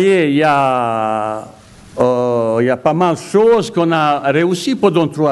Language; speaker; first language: French; non-native, fluent; Bosnian